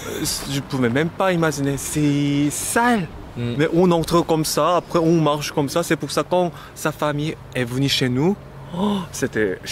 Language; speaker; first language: French; non-native, learner; Korean